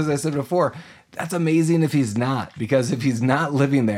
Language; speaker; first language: English; native; English